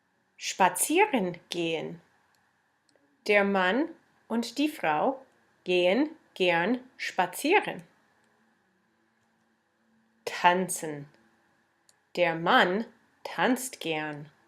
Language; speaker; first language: German; non-native, fluent; English